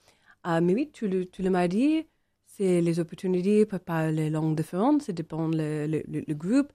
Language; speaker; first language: French; non-native, learner; English